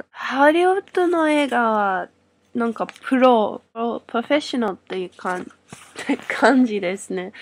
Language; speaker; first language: Japanese; non-native, learner; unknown